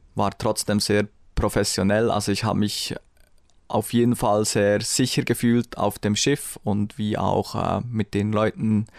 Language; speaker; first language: German; native; German